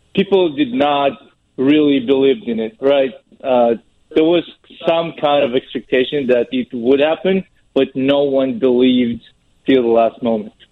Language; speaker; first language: English; non-native, fluent; Russian